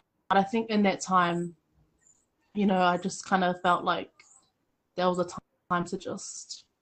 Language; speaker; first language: English; native; English